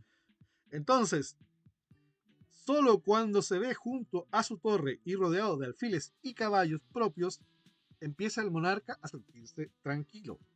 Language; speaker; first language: Spanish; native; Spanish